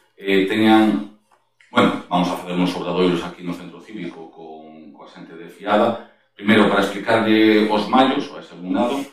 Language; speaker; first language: Galician; non-native, local second language; Spanish